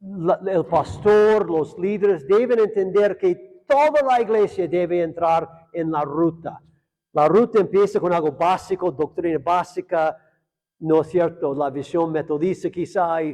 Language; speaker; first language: Spanish; non-native, fluent; English